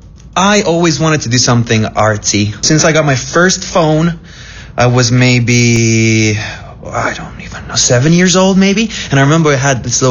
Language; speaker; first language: English; non-native, fluent; Romanian